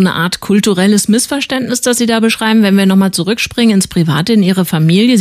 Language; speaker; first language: German; native; German